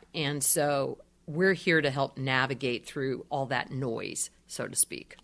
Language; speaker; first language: English; native; English